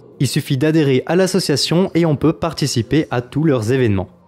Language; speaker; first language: French; native; French